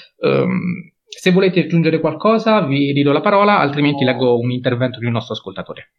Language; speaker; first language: Italian; native; Italian